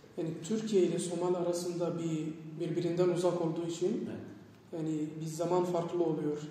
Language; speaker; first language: Turkish; non-native, fluent; Somali